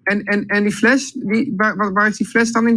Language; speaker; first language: Dutch; native; Dutch